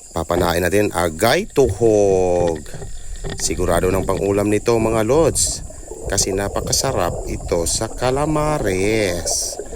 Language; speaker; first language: Filipino; non-native, local second language; Cebuano